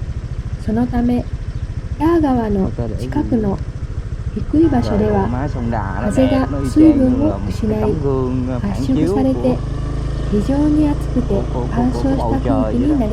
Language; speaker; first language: Japanese; non-native, fluent; Vietnamese